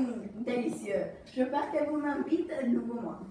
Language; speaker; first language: French; non-native, learner; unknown